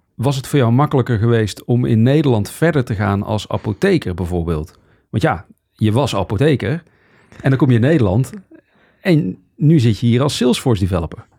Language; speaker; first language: Dutch; native; Dutch